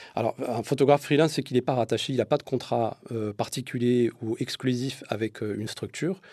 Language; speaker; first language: French; non-native, local second language; Arabic